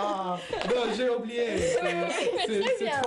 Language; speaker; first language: French; non-native, learner; English